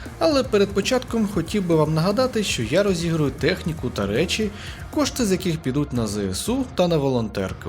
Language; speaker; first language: Ukrainian; native; Ukrainian